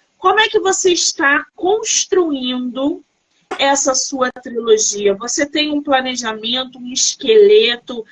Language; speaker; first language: Portuguese; native; Portuguese